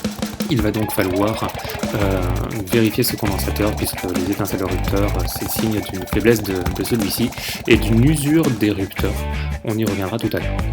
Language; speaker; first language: French; native; French